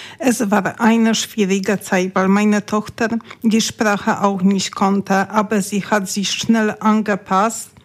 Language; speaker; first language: German; non-native, learner; Polish